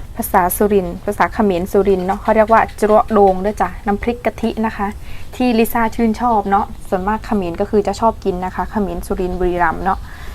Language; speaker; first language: Thai; non-native, local second language; Northern Khmer